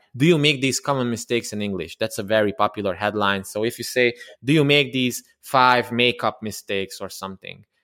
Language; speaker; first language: English; non-native, fluent; Romanian